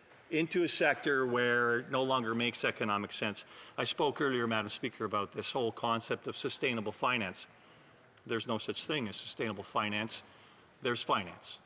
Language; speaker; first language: English; native; English